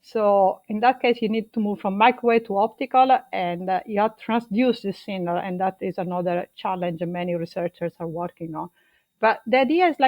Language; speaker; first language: English; non-native, fluent; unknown